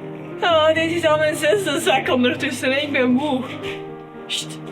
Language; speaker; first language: Dutch; native; Dutch